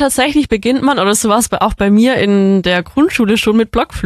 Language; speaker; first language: German; native; German